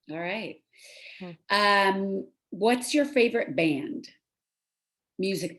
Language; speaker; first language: English; native; English